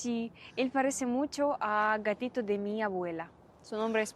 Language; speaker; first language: Spanish; non-native, fluent; Russian